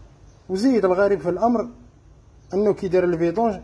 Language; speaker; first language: Arabic; native; Arabic